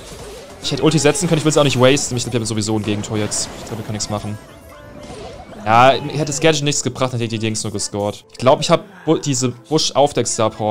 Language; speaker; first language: German; native; German